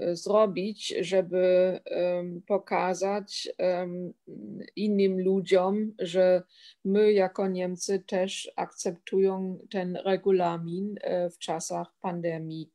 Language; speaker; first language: Polish; non-native, fluent; German